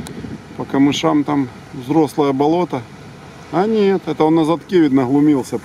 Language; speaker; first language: Russian; native; Russian